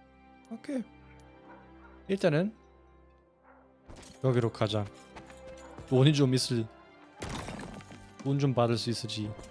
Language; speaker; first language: Korean; non-native, fluent; German